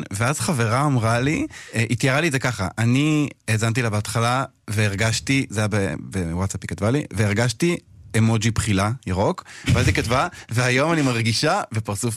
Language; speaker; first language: Hebrew; native; Hebrew